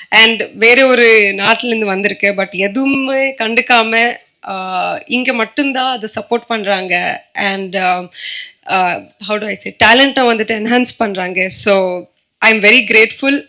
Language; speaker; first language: Tamil; non-native, learner; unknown